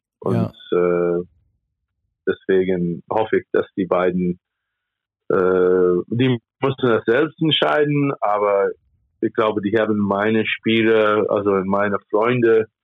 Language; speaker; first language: German; non-native, fluent; English